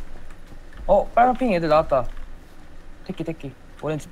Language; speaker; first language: Japanese; non-native, learner; Korean